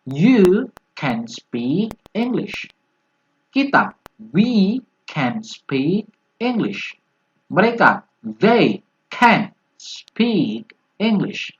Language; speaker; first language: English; non-native, fluent; Indonesian